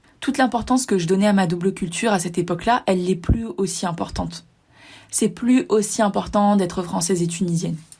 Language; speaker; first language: French; native; French